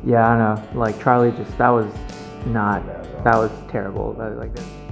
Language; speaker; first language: English; native; English